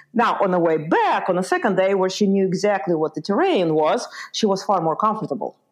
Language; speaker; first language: English; early bilingual, other home language; Lithuanian